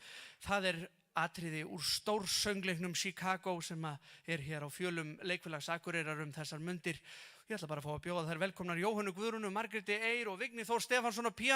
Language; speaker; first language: Icelandic; native; Icelandic